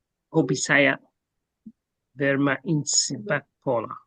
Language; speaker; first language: Indonesian; non-native, learner; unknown